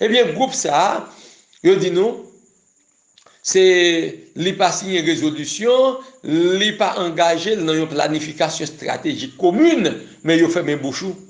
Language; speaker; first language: French; non-native, local second language; Haitian Creole